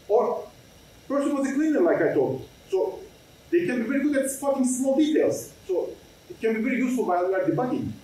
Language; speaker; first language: English; non-native, fluent; Turkish